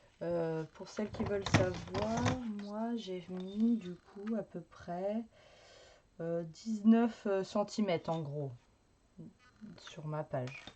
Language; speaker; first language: French; native; French